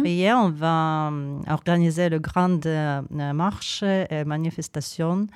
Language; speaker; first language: French; non-native, learner; Ukrainian